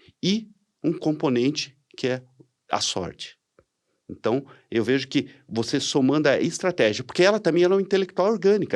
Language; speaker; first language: Portuguese; native; Portuguese